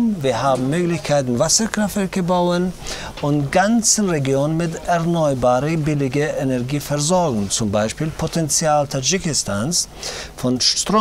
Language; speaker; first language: German; non-native, learner; Tajik